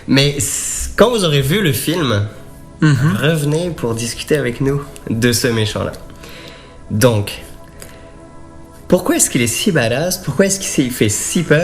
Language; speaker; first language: French; native; French